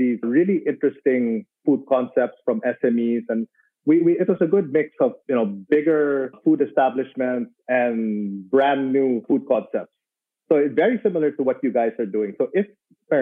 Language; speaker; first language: English; non-native, local second language; Filipino